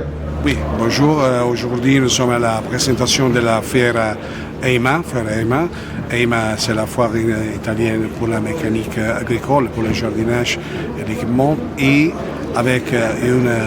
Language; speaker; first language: French; non-native, fluent; Italian